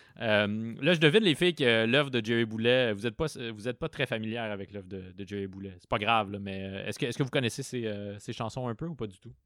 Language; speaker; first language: French; native; French